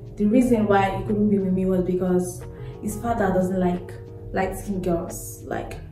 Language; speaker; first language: English; non-native, local second language; Yoruba